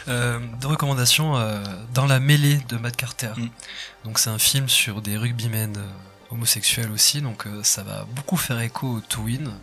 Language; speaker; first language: French; native; French